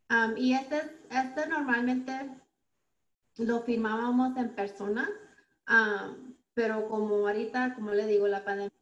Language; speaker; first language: Spanish; early bilingual, heritage; Spanish